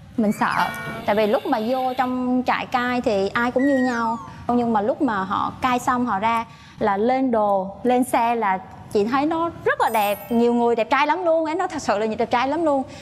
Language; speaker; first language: Vietnamese; native; Vietnamese